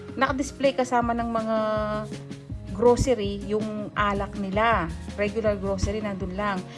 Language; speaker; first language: Filipino; non-native, local second language; Pampanga